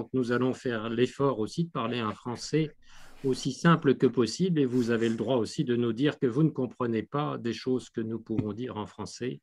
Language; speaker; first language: French; native; French